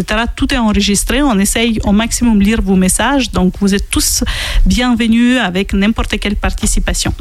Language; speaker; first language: French; non-native, fluent; Ukrainian